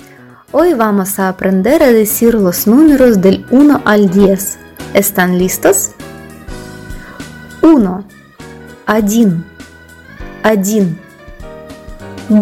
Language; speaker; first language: Spanish; non-native, fluent; Russian